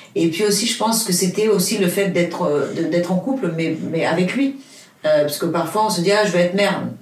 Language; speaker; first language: French; non-native, fluent; Portuguese